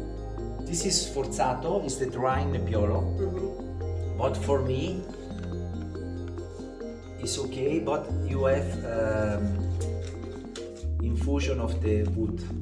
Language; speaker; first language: English; non-native, learner; Italian